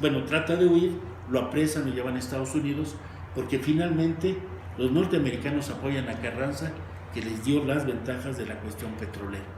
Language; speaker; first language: Spanish; native; Spanish